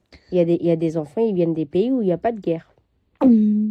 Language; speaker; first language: French; non-native, fluent; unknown